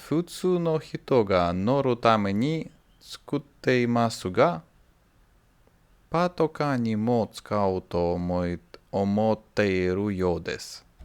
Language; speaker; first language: Japanese; non-native, learner; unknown